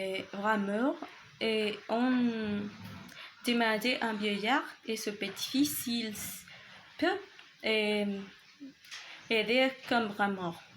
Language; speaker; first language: French; non-native, learner; Spanish